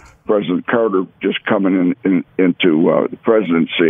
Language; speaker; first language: English; native; English